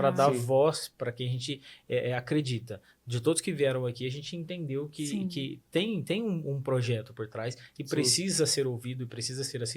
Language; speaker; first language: Portuguese; native; Portuguese